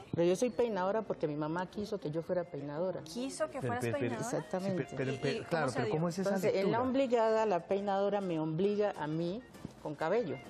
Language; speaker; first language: Spanish; native; Spanish